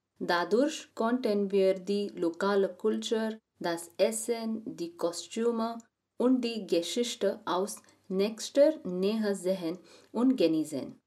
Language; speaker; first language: German; non-native, learner; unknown